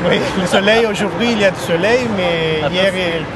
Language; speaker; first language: French; non-native, fluent; Italian